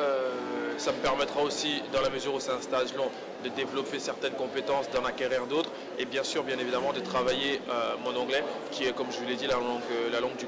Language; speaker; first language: French; native; French